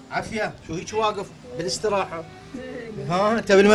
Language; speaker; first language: Arabic; native; Arabic